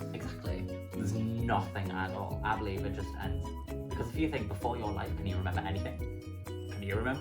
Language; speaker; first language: English; native; English